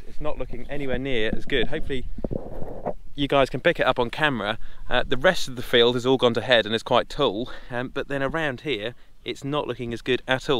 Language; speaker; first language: English; native; English